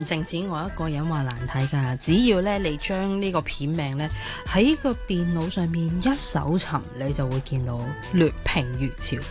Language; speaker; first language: Cantonese; native; Cantonese